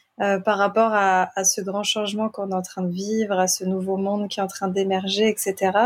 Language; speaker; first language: French; native; French